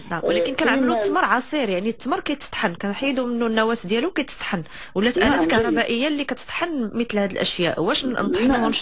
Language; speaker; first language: Arabic; native; Arabic